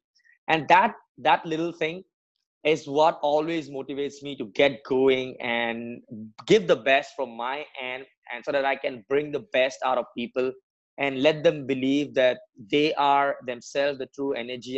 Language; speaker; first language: English; non-native, local second language; Assamese